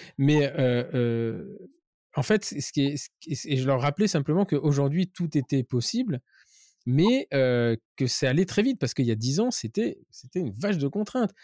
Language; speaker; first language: French; native; French